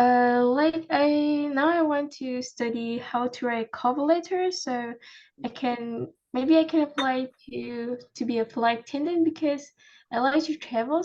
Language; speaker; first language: English; non-native, learner; Vietnamese